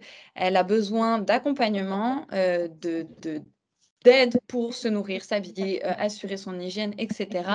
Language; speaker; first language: French; native; French